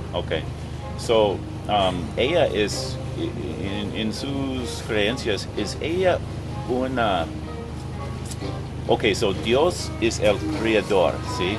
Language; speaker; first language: Spanish; non-native, learner; English